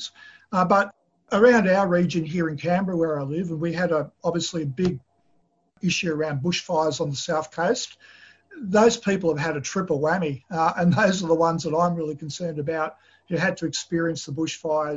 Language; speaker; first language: English; native; English